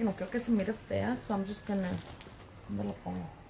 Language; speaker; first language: Spanish; early bilingual, heritage; Spanish